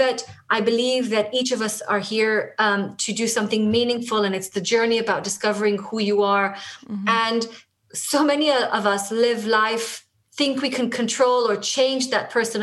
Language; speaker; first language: English; non-native, fluent; Hebrew